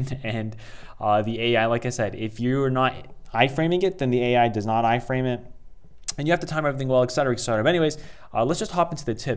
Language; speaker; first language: English; native; English